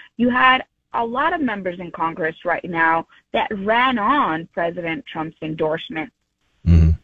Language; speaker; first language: English; early bilingual, other home language; Spanish